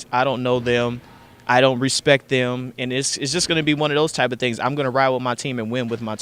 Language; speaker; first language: English; native; English